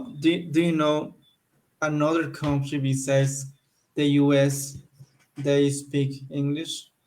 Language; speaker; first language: English; non-native, learner; Spanish